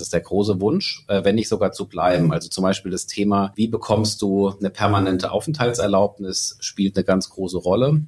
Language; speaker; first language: German; native; German